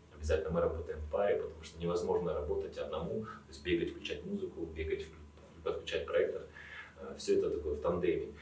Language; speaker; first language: Russian; native; Russian